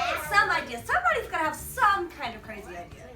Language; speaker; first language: English; native; English